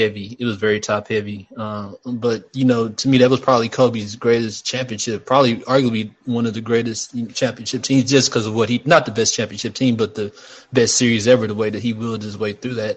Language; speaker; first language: English; native; English